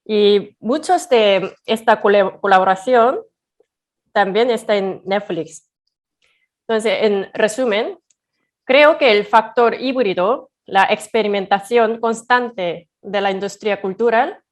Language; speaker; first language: Spanish; non-native, fluent; Korean